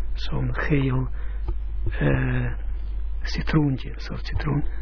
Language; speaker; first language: Dutch; non-native, fluent; Russian